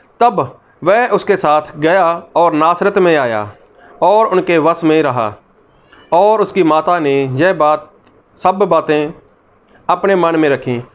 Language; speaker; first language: Hindi; non-native, local second language; Punjabi